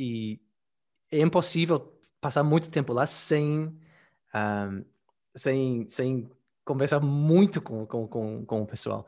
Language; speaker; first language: Portuguese; non-native, fluent; English